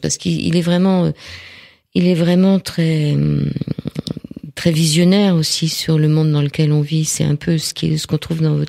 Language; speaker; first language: French; native; French